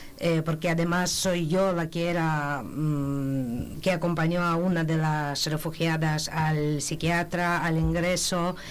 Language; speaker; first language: Spanish; non-native, fluent; Ukrainian